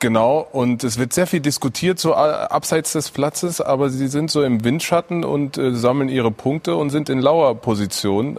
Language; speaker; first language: German; native; German